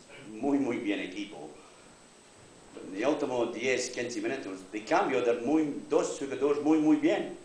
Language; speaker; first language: Spanish; non-native, learner; English